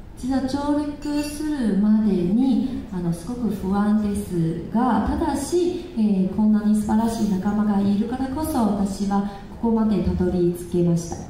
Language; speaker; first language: Japanese; non-native, fluent; Chinese